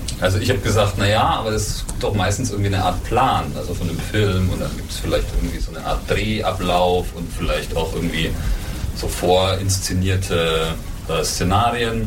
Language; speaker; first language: German; native; German